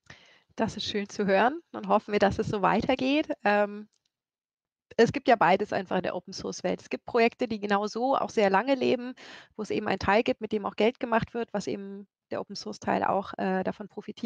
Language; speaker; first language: German; native; German